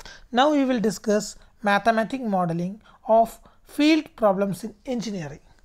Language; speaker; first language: English; non-native, local second language; Malayalam